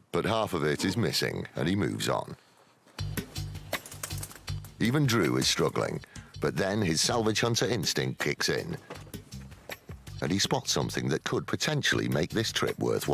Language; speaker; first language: English; native; English